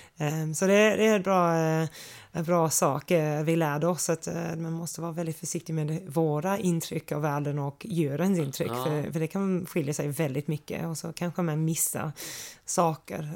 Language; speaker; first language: Swedish; non-native, fluent; English